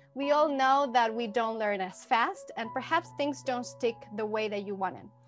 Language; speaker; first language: English; non-native, fluent; Spanish